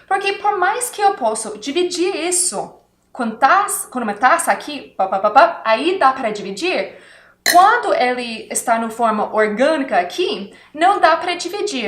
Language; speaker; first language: Portuguese; non-native, fluent; English